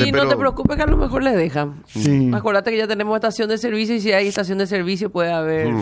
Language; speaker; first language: Spanish; native; Spanish